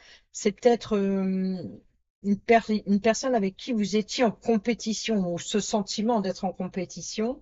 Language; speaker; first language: French; native; French